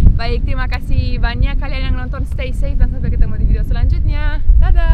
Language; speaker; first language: Indonesian; non-native, fluent; Romanian